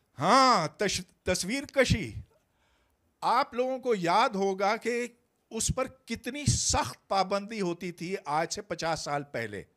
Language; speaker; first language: Urdu; native; Urdu